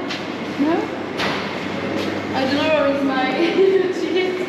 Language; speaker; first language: English; non-native, learner; Turkmen